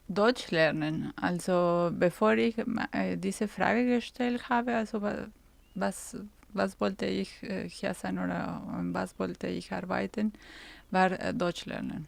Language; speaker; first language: German; non-native, fluent; Spanish